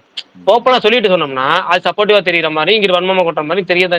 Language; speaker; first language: Tamil; native; Tamil